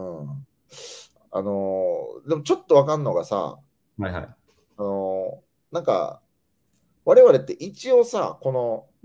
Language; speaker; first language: Japanese; native; Japanese